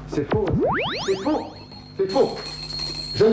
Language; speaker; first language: French; native; French